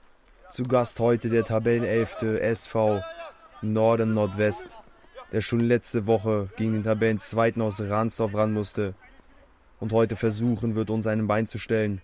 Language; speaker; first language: German; native; German